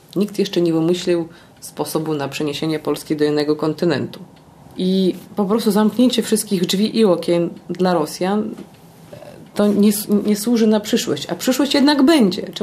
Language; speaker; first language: Polish; non-native, fluent; Russian